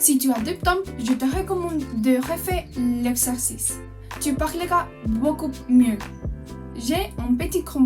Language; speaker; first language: French; non-native, learner; Spanish